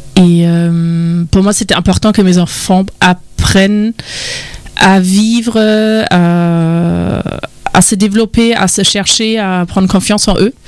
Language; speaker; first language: French; non-native, fluent; German